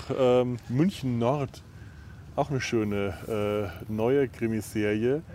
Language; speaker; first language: German; native; German